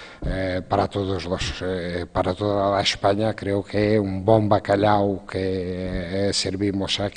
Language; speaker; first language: Spanish; non-native, fluent; Portuguese